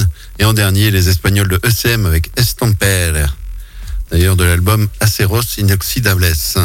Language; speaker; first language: French; native; French